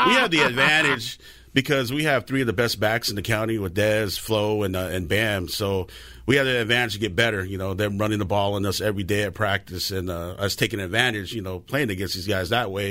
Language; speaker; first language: English; native; English